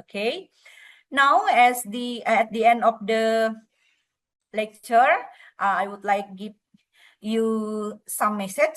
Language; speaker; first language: English; non-native, fluent; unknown